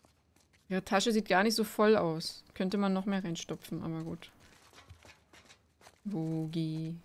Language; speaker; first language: German; native; German